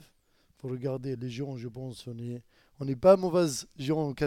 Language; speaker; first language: French; non-native, learner; Arabic